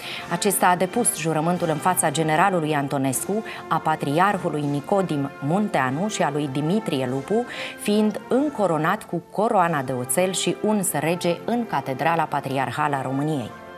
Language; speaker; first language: Romanian; native; Romanian